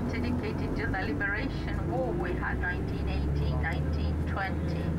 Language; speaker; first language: English; non-native, fluent; Estonian